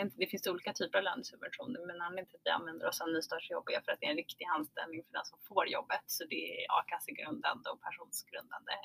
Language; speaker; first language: Swedish; early bilingual, other home language; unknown